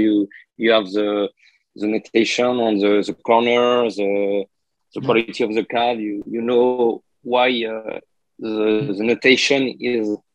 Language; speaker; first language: English; non-native, learner; French